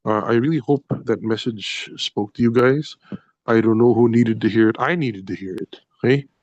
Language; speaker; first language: English; non-native, local second language; Filipino